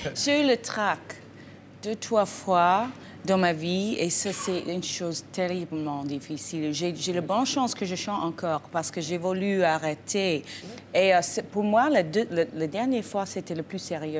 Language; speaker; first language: French; non-native, fluent; English